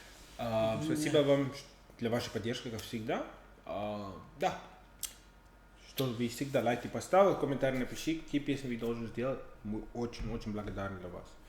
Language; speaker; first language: Russian; non-native, fluent; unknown